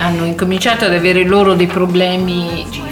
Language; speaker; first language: Italian; native; Italian